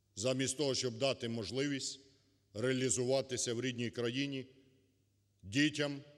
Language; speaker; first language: Ukrainian; native; Ukrainian